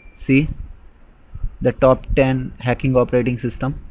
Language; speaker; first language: English; non-native, local second language; Hindi